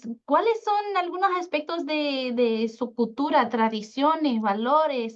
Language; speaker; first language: Spanish; early bilingual, heritage; Spanish